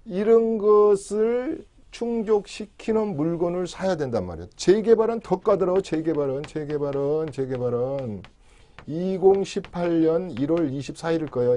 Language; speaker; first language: Korean; native; Korean